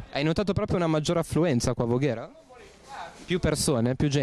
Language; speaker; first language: Italian; native; Italian